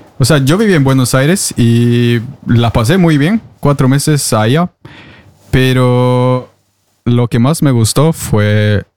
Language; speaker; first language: Spanish; non-native, fluent; Norwegian